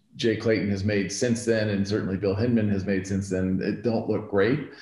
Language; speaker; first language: English; native; English